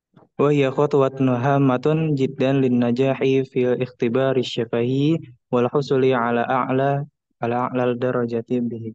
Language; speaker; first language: Arabic; non-native, learner; Indonesian